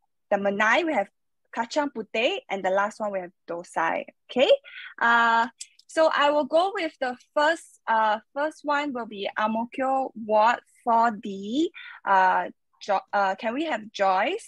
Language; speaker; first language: English; native; English